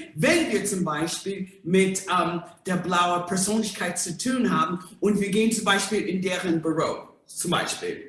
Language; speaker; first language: German; non-native, fluent; English